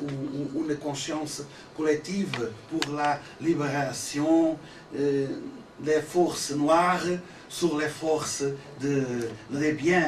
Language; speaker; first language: French; non-native, learner; Portuguese